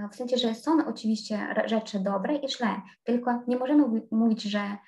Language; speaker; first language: Polish; non-native, fluent; Ukrainian